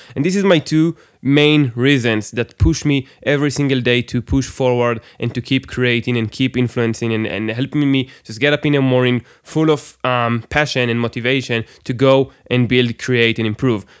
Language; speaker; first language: English; non-native, fluent; Hebrew